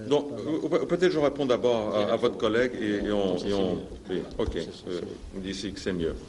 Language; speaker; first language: French; non-native, fluent; Portuguese